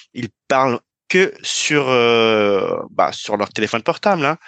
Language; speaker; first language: French; non-native, fluent; Spanish